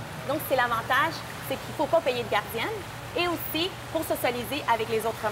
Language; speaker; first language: French; native; French